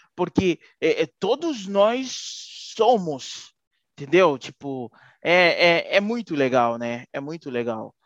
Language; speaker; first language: Portuguese; non-native, fluent; Haitian Creole